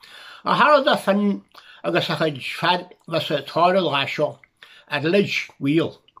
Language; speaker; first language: Irish; native; Irish